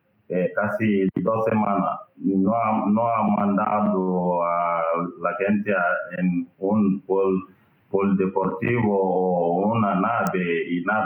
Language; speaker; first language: Spanish; non-native, learner; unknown